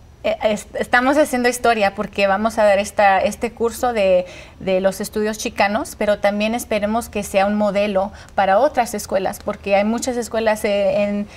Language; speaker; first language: Spanish; early bilingual, heritage; Spanish